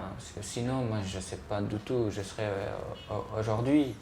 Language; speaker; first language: French; non-native, fluent; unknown